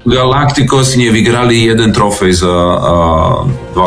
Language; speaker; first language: Polish; non-native, learner; Serbian